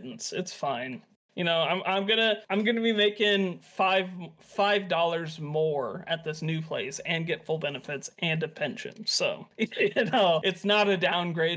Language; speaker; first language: English; native; English